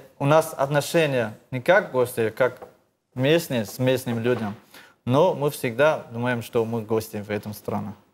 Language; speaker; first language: Russian; non-native, learner; Tajik